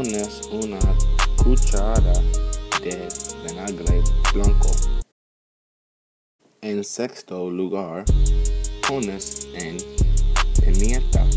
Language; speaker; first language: Spanish; non-native, learner; English